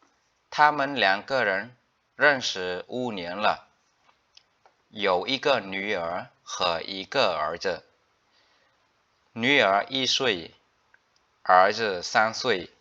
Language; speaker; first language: Chinese; non-native, fluent; Khmer